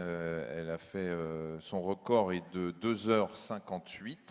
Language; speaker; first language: French; native; French